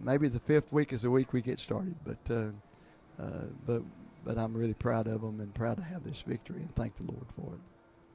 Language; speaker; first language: English; native; English